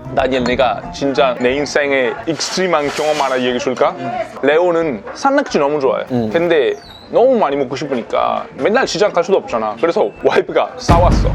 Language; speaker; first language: Korean; non-native, fluent; Italian